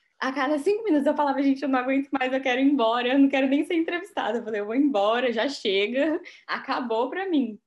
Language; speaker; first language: Portuguese; native; Portuguese